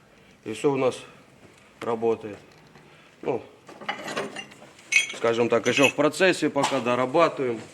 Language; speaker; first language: Russian; native; Russian